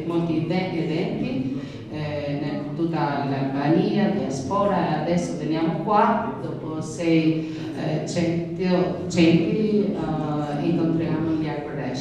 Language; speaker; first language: Italian; non-native, learner; Albanian